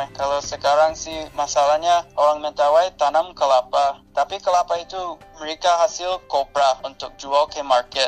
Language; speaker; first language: Indonesian; non-native, fluent; English